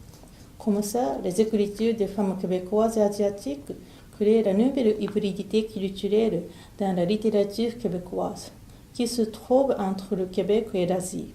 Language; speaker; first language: French; non-native, fluent; Japanese